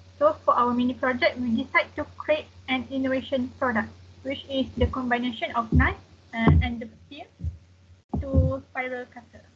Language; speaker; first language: English; non-native, learner; Malay